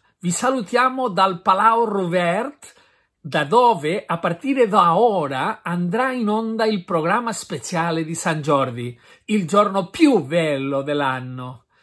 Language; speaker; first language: Italian; non-native, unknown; Catalan